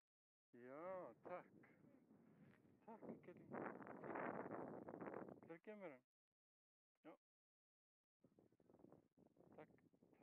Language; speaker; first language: Icelandic; non-native, learner; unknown